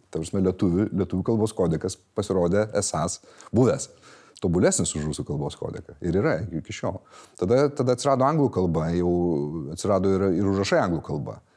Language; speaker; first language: Lithuanian; native; Lithuanian